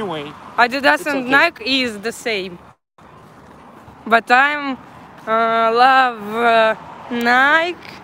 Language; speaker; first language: English; non-native, learner; Russian